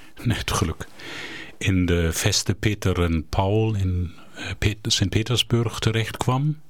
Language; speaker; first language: Dutch; non-native, fluent; German